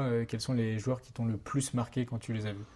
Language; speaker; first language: French; native; French